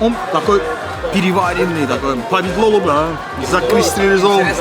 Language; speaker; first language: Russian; non-native, local second language; Azerbaijani